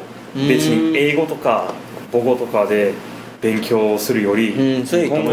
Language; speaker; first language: Japanese; non-native, fluent; English